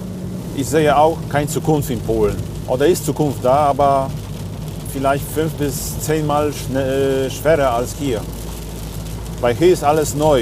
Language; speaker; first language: German; non-native, learner; Polish